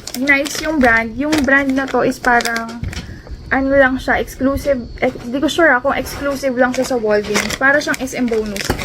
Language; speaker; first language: Filipino; native; Filipino